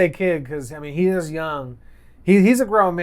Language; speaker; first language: English; native; English